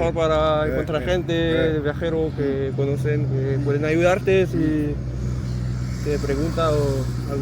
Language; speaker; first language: Spanish; non-native, learner; French